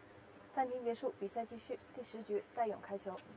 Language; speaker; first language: Chinese; native; Chinese